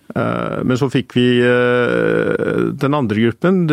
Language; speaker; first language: Norwegian; early bilingual, heritage; Icelandic